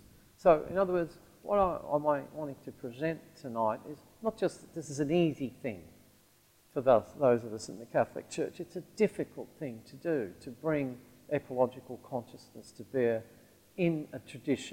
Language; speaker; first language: English; native; English